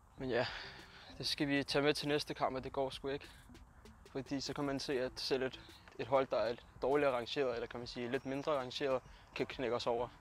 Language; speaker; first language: Danish; early bilingual, other home language; Punjabi